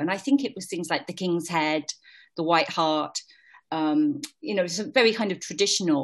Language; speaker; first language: English; native; English